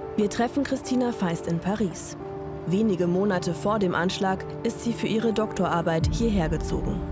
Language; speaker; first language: German; native; German